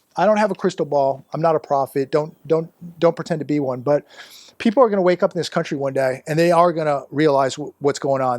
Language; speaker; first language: English; native; English